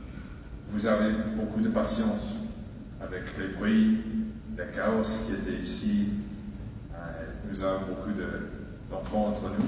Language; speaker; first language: French; non-native, fluent; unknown